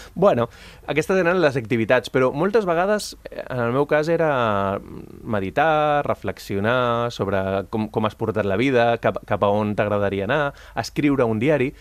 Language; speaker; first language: Catalan; early bilingual, other home language; Spanish